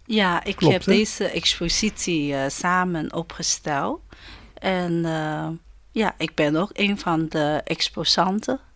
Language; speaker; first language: Dutch; non-native, learner; Chinese